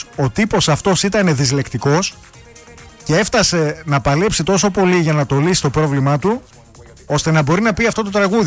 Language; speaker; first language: Greek; native; Greek